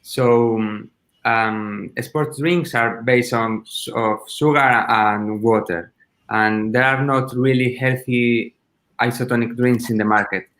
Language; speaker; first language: English; non-native, learner; Spanish